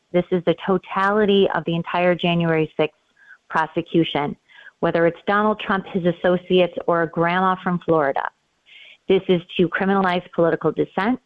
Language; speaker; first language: English; native; English